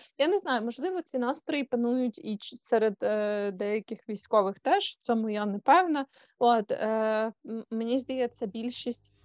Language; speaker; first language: Ukrainian; non-native, local second language; Russian